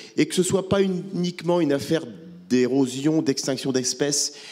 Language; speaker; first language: French; native; French